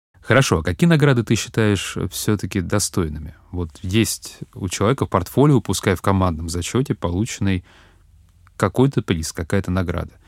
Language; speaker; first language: Russian; native; Russian